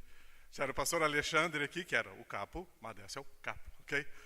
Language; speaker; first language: Italian; non-native, fluent; Portuguese